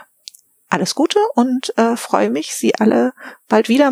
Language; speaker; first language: German; native; German